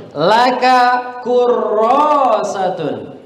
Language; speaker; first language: Arabic; non-native, fluent; Indonesian